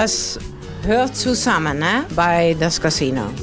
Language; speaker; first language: German; non-native, learner; Dutch